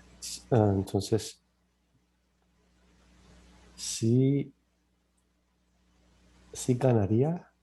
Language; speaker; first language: Spanish; non-native, learner; English